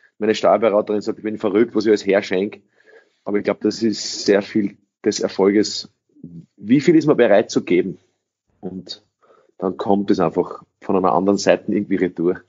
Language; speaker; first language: German; early bilingual, other home language; English